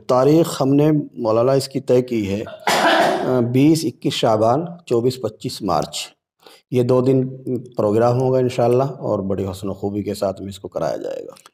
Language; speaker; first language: Urdu; native; Urdu